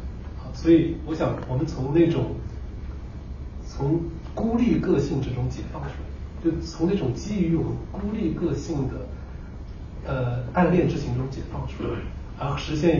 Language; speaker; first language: Chinese; native; Chinese